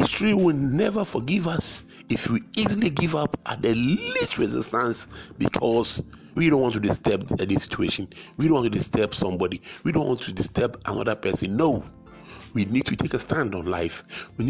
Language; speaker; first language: English; non-native, local second language; Akan